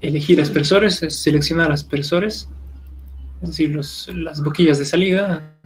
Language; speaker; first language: Spanish; native; Spanish